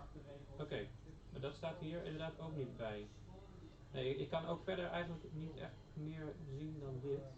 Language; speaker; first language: Dutch; native; Dutch